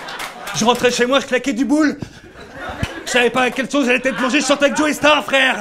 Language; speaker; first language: French; native; French